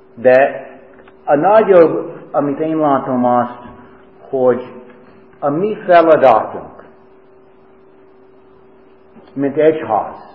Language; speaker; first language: Hungarian; non-native, fluent; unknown